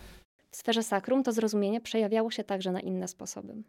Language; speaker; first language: Polish; native; Polish